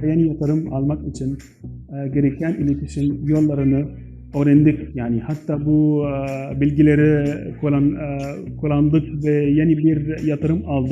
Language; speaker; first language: Turkish; non-native, learner; Arabic